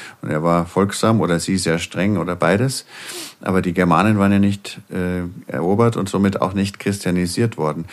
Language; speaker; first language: German; native; German